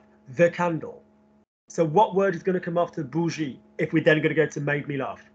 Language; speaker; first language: English; native; English